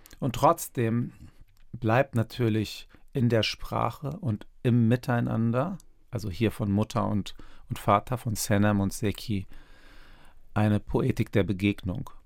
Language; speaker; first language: German; early bilingual, other home language; Turkish